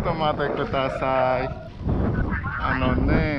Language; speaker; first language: Japanese; non-native, learner; Chinese